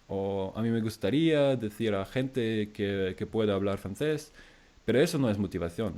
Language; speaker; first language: Spanish; non-native, fluent; German